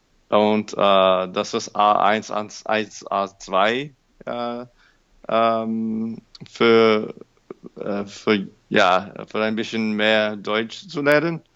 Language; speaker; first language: German; non-native, learner; English